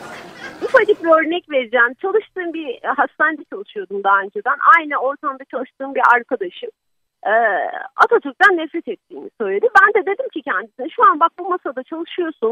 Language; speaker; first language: Turkish; native; Turkish